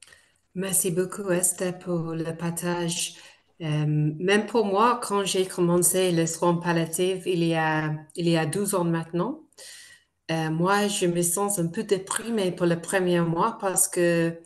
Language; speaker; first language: French; non-native, fluent; English